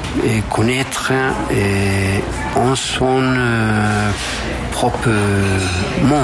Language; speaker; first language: French; non-native, fluent; Spanish